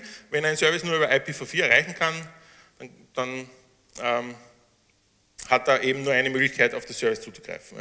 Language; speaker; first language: German; native; German